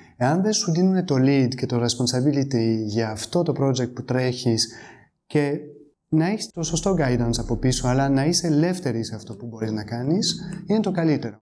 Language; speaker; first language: Greek; non-native, fluent; French